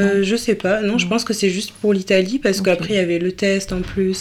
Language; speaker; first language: French; native; French